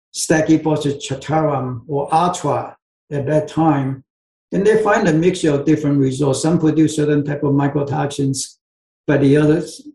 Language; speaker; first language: English; non-native, fluent; Chinese